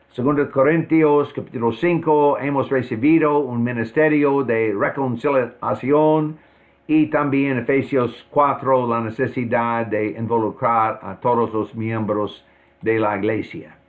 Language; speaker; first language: Spanish; non-native, fluent; English